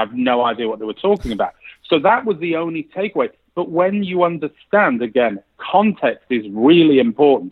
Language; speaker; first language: English; native; English